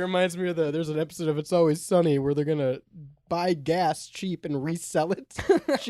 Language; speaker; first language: English; native; English